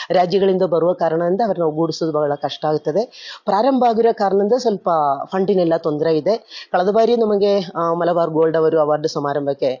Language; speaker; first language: Kannada; non-native, local second language; Malayalam